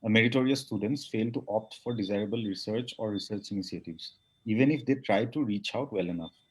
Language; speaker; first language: English; non-native, local second language; Assamese